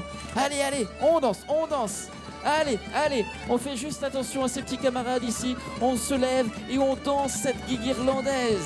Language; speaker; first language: French; native; French